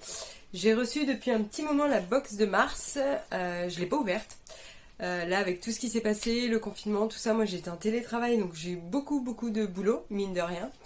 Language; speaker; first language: French; native; French